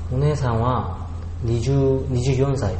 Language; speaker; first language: Japanese; non-native, learner; Korean